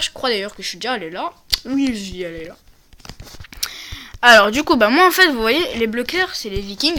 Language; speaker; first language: French; native; French